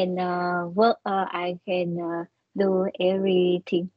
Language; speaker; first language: English; non-native, learner; Vietnamese